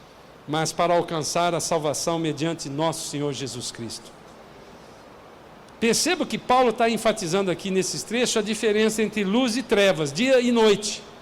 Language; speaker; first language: Portuguese; native; Portuguese